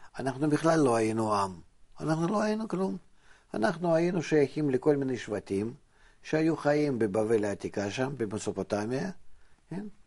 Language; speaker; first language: Hebrew; non-native, fluent; Russian